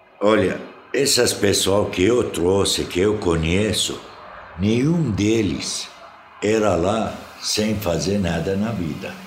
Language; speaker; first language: Portuguese; non-native, fluent; Arabic